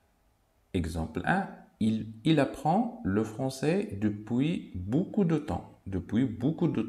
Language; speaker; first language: French; non-native, local second language; Arabic